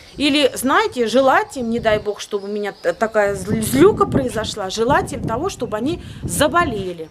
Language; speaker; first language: Russian; native; Russian